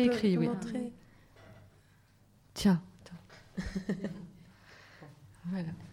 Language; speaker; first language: French; native; French